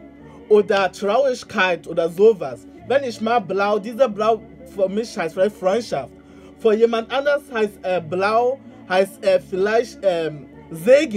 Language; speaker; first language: German; non-native, learner; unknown